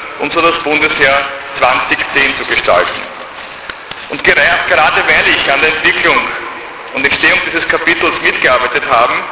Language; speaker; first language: German; native; German